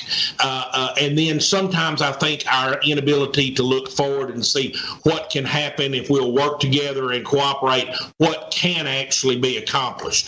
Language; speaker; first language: English; native; English